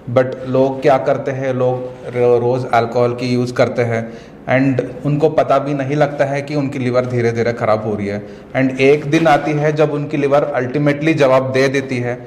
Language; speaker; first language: Hindi; non-native, local second language; Kannada